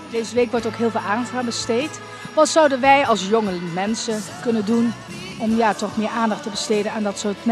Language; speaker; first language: Dutch; native; Dutch